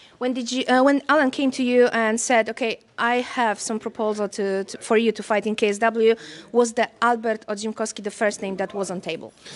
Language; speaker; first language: English; non-native, fluent; Polish